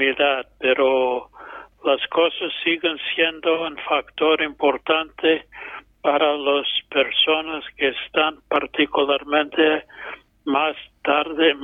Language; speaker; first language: Spanish; non-native, fluent; English